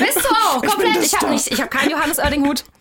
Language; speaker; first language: German; native; German